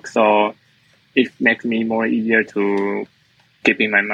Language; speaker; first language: English; non-native, learner; Chinese